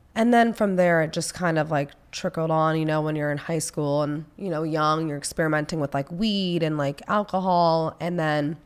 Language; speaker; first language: English; native; English